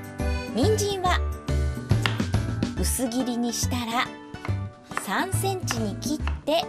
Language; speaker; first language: Japanese; native; Japanese